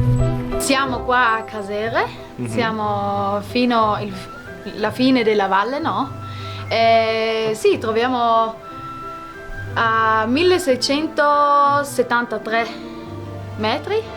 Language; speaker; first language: Italian; non-native, local second language; German